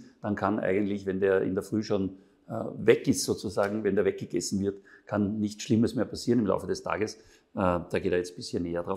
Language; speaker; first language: German; native; German